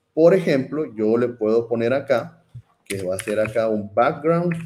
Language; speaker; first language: Spanish; native; Spanish